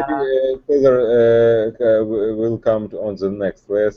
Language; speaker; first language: English; non-native, learner; Russian